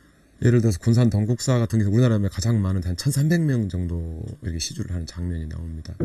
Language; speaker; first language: Korean; native; Korean